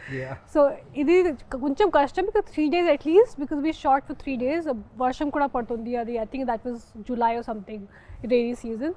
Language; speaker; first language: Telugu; non-native, fluent; Hindi